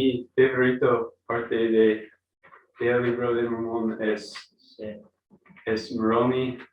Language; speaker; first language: Spanish; non-native, learner; English